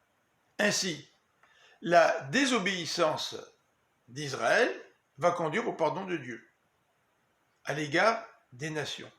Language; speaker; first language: French; native; French